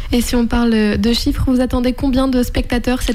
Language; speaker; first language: French; native; French